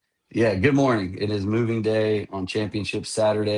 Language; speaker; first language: English; native; English